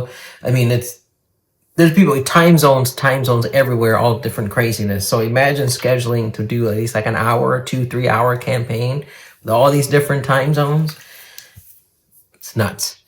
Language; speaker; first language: English; native; English